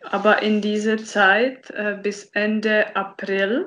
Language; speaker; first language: German; non-native, fluent; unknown